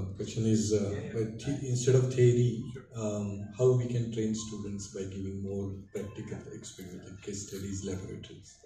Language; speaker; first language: English; non-native, local second language; Marathi